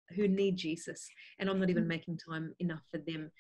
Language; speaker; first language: English; native; English